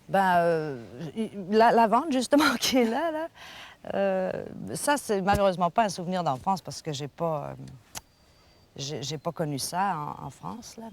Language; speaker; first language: French; native; French